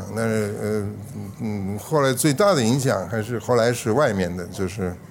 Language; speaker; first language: Chinese; non-native, fluent; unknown